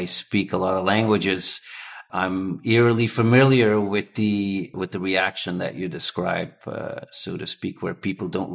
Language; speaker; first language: English; non-native, fluent; Dutch